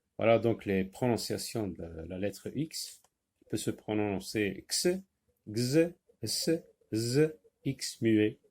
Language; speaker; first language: French; non-native, local second language; Arabic